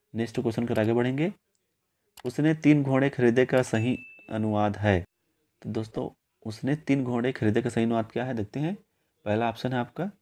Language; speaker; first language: Hindi; native; Hindi